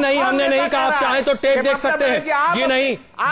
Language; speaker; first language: Hindi; native; Hindi